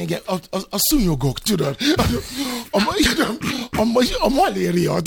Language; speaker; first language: Hungarian; non-native, fluent; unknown